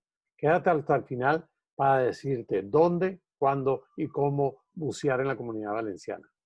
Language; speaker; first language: Spanish; native; Spanish